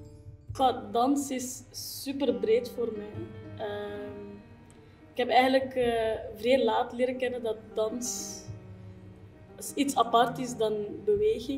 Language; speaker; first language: Dutch; non-native, fluent; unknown